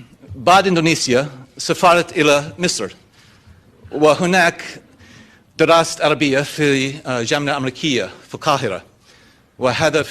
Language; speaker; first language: Arabic; non-native, learner; English